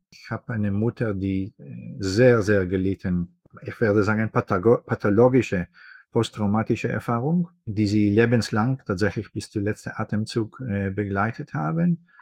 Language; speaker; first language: German; non-native, fluent; Hebrew